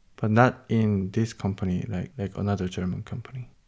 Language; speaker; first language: English; non-native, learner; Korean